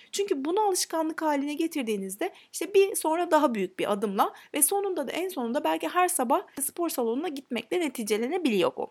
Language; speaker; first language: Turkish; native; Turkish